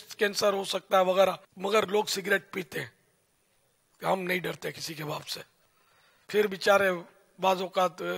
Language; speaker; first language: Urdu; native; Urdu